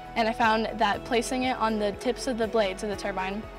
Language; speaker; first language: English; native; English